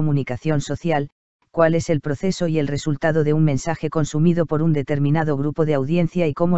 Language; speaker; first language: Spanish; native; Spanish